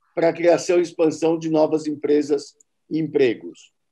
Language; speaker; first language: Portuguese; native; Portuguese